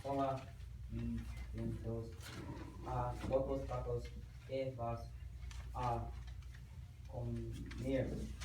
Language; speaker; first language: Spanish; non-native, learner; English